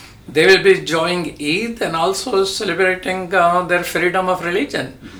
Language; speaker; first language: English; non-native, local second language; Urdu